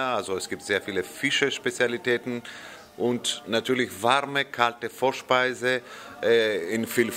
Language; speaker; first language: German; non-native, fluent; Greek